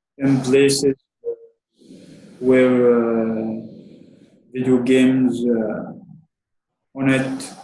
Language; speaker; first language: English; non-native, learner; Arabic